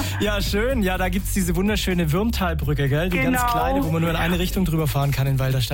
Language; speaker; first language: German; native; German